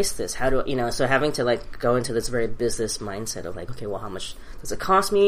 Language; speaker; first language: English; early bilingual, other home language; Cantonese